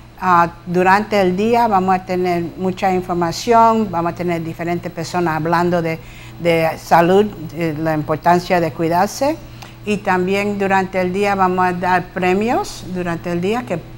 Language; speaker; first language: Spanish; early bilingual, heritage; Spanish